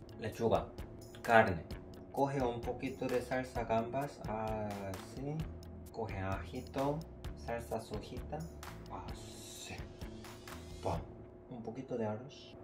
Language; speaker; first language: Spanish; non-native, learner; Korean